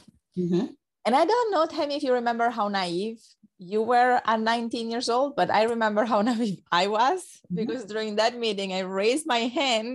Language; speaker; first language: English; non-native, fluent; Italian